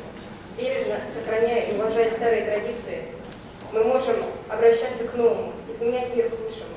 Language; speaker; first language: Russian; native; Russian